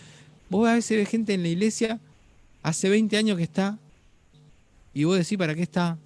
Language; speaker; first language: Spanish; native; Spanish